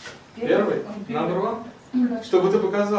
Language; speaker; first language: Russian; native; Russian